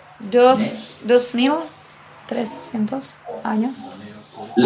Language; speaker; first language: Spanish; non-native, learner; Czech